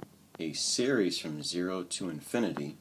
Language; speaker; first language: English; native; English